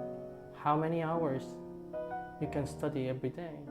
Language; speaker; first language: English; non-native, fluent; Korean